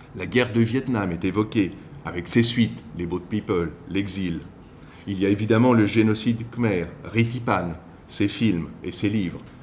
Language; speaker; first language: French; native; French